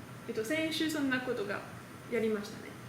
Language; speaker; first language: Japanese; non-native, learner; French